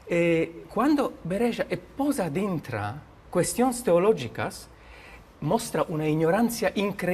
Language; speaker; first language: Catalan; non-native, learner; Polish